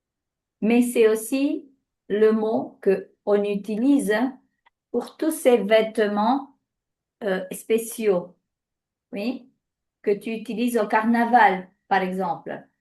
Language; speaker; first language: French; non-native, fluent; Spanish